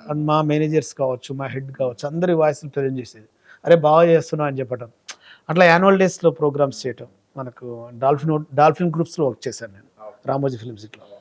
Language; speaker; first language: Telugu; native; Telugu